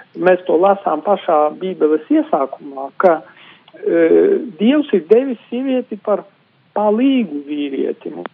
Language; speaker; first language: Latvian; non-native, local second language; Polish